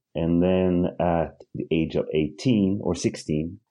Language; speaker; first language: English; early bilingual, other home language; Swedish